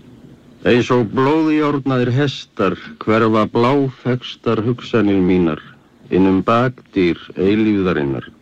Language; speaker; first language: Icelandic; native; Icelandic